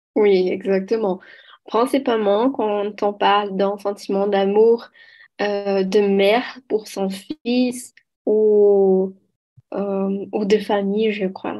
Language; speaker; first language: French; non-native, learner; Portuguese